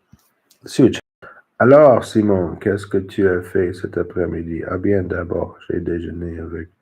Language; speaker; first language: French; non-native, learner; English